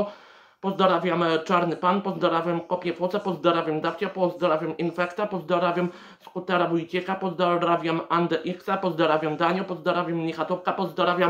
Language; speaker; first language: Polish; native; Polish